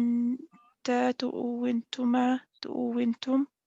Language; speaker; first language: Arabic; non-native, learner; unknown